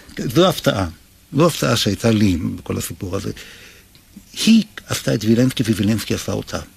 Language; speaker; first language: Hebrew; native; Hebrew